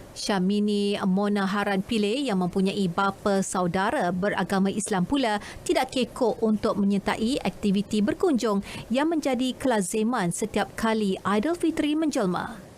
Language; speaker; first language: Malay; native; Malay